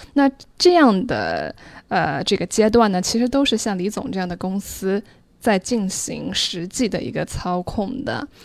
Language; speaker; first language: Chinese; native; Chinese